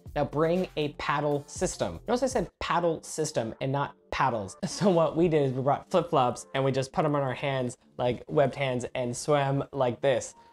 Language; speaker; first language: English; native; English